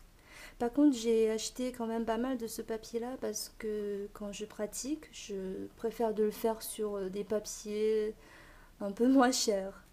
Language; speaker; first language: French; non-native, fluent; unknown